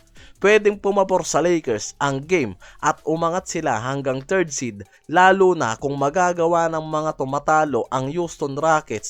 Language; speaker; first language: Filipino; native; Filipino